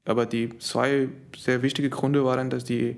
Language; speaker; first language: German; non-native, fluent; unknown